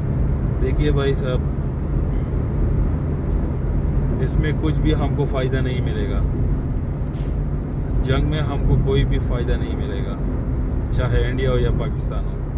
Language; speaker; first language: Hindi; non-native, local second language; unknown